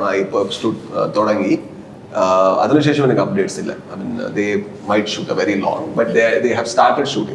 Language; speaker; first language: Malayalam; non-native, learner; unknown